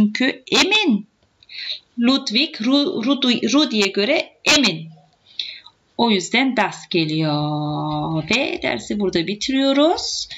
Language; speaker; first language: Turkish; native; Turkish